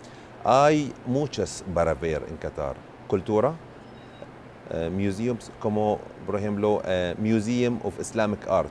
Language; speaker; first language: Spanish; non-native, learner; Arabic